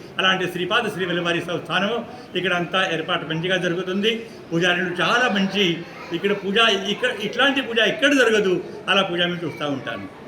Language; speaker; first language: Telugu; non-native, fluent; Marathi